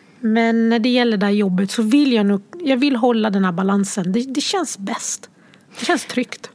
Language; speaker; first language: Swedish; early bilingual, other home language; Arabic